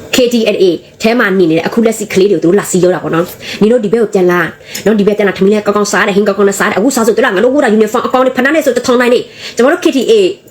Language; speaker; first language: Burmese; non-native, local second language; S'gaw Karen